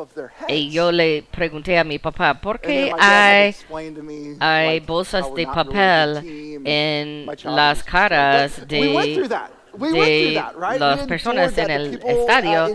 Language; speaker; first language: Spanish; non-native, fluent; English